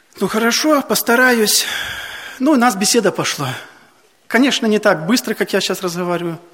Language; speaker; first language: Russian; native; Russian